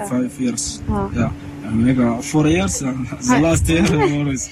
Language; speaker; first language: English; non-native, learner; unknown